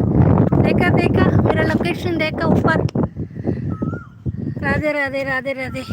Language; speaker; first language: Hindi; non-native, learner; Telugu